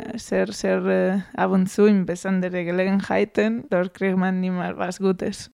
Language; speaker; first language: German; non-native, learner; Spanish